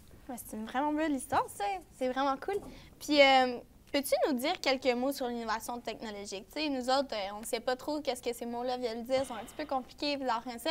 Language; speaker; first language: French; native; French